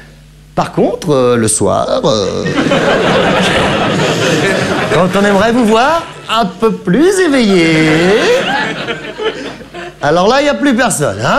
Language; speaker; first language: French; native; French